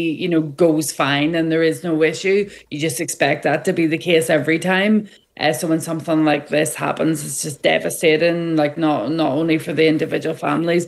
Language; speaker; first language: English; native; English